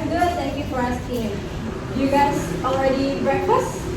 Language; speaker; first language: English; non-native, learner; Indonesian